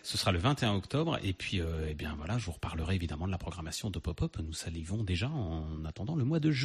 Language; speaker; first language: French; native; French